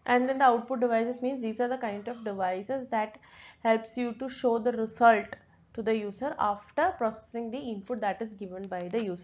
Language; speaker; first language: English; non-native, local second language; Malayalam